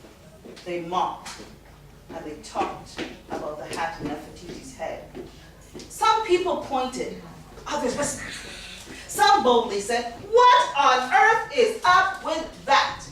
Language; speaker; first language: English; early bilingual, other home language; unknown